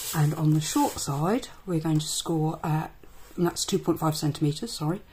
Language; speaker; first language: English; native; English